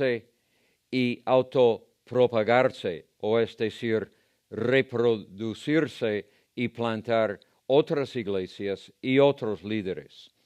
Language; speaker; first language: Spanish; non-native, fluent; English